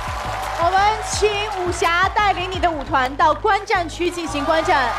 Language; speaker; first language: Chinese; native; Chinese